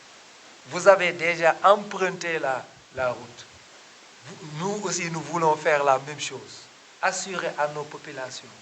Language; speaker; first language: French; non-native, local second language; Wolof